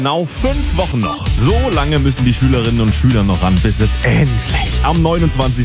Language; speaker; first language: German; native; German